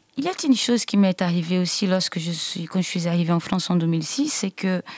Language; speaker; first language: French; non-native, fluent; Portuguese